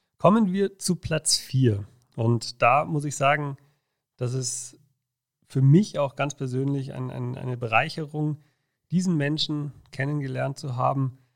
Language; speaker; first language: German; native; German